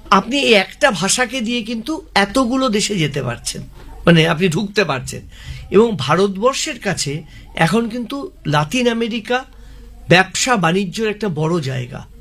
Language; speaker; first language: Bangla; native; Bangla